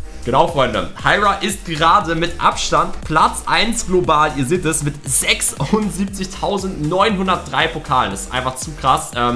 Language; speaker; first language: German; native; German